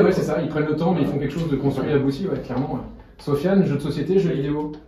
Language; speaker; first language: French; native; French